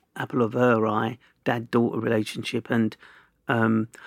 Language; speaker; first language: English; native; English